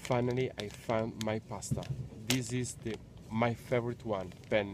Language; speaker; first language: English; non-native, learner; Italian